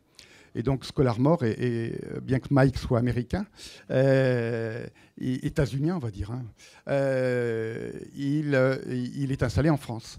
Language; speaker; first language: French; native; French